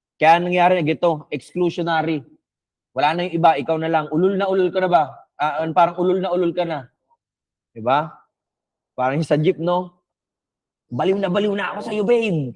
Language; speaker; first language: Filipino; non-native, local second language; Bikol